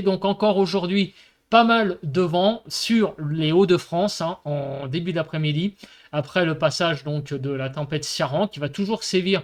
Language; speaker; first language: French; native; French